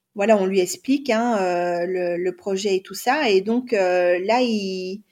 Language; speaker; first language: French; native; French